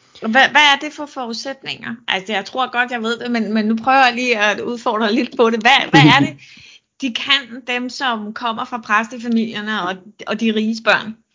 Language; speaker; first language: Danish; native; Danish